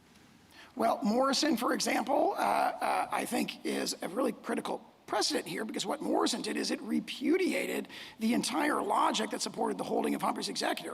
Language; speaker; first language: English; native; English